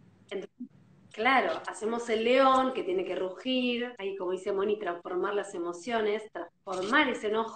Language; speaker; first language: Spanish; native; Spanish